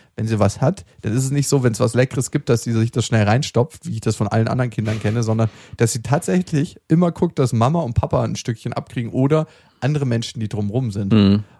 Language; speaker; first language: German; native; German